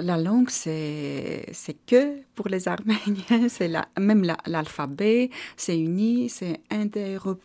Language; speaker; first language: French; non-native, fluent; Armenian